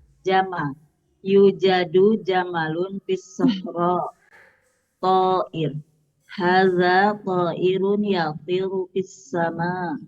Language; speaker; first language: Arabic; non-native, learner; Indonesian